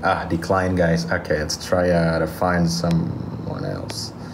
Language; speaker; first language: English; non-native, fluent; Indonesian